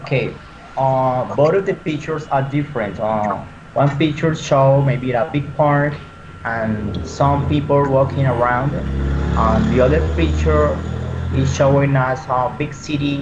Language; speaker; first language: English; non-native, learner; Spanish